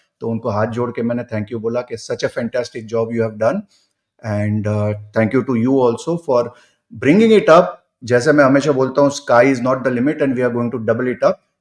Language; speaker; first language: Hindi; non-native, local second language; Gujarati